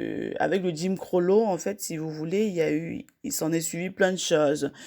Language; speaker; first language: French; native; French